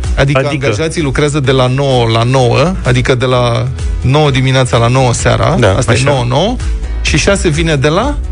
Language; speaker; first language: Romanian; native; Romanian